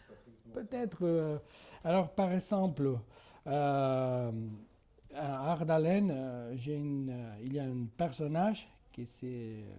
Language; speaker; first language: French; non-native, fluent; Spanish